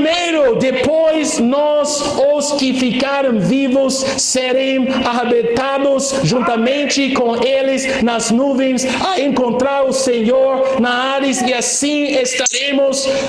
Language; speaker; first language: Portuguese; non-native, fluent; English